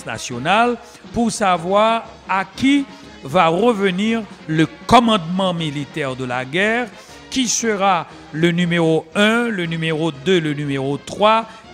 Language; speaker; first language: French; non-native, local second language; Haitian Creole